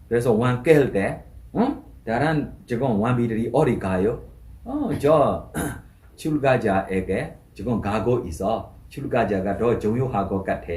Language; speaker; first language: Korean; non-native, learner; Burmese